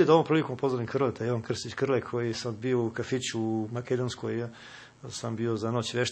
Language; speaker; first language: Serbian; native; Serbian